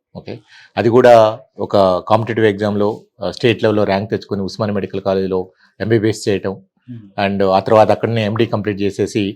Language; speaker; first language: Telugu; native; Telugu